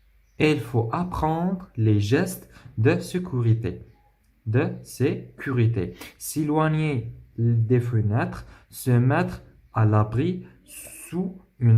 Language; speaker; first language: French; non-native, local second language; Arabic